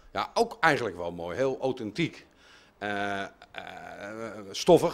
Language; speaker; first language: Dutch; native; Dutch